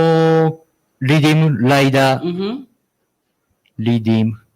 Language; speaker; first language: English; non-native, learner; Japanese